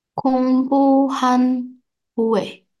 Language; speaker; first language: Korean; non-native, learner; Chinese